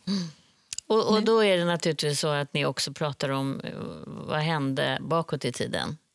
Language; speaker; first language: Swedish; native; Swedish